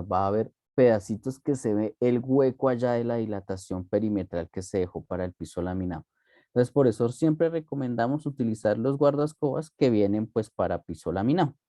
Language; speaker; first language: Spanish; native; Spanish